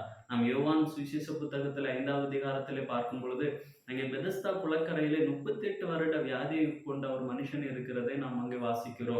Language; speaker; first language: Tamil; native; Tamil